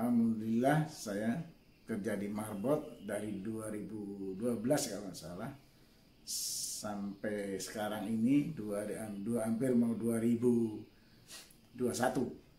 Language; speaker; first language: Indonesian; non-native, local second language; Javanese